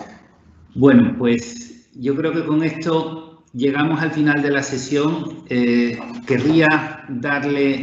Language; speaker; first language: Spanish; native; Spanish